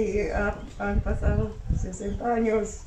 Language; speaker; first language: Spanish; non-native, learner; English